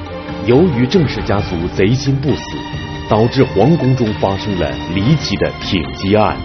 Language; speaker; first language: Chinese; native; Chinese